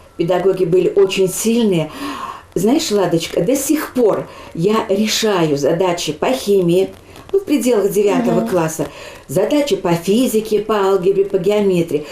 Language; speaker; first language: Russian; non-native, local second language; Chuvash